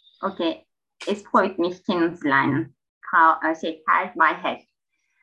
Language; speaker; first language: German; non-native, learner; Turkish